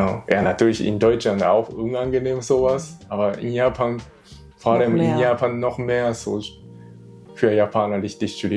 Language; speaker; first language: German; non-native, learner; Japanese